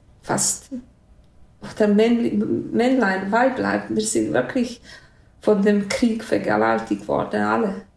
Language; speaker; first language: German; non-native, fluent; Bosnian